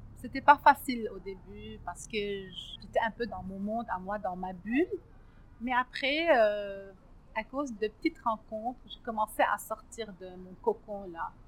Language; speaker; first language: French; non-native, local second language; Arabic